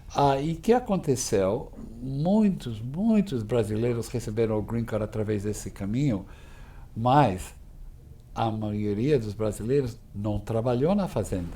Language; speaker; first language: Portuguese; non-native, fluent; English